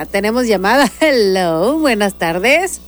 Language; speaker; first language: Spanish; native; Spanish